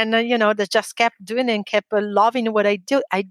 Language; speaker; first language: English; non-native, fluent; Italian